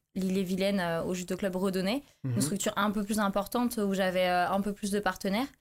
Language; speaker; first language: French; native; French